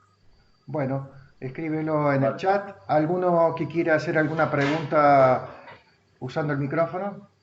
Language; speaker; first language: Spanish; native; Spanish